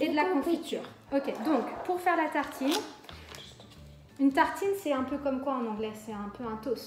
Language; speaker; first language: French; native; French